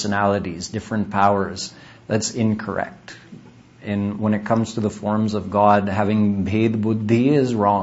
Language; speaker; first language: English; native; English